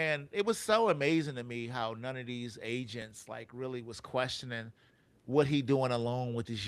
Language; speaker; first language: English; native; English